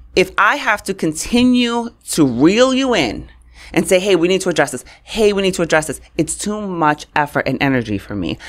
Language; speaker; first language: English; native; English